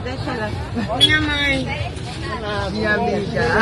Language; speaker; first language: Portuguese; non-native, learner; Filipino